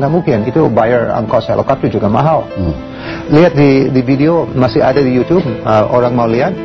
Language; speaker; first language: Indonesian; non-native, learner; English